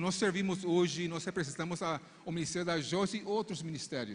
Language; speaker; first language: Portuguese; non-native, fluent; Spanish